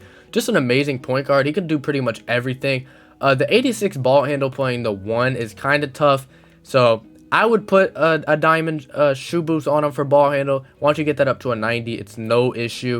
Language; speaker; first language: English; native; English